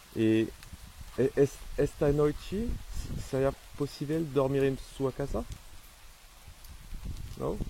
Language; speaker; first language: Portuguese; non-native, learner; French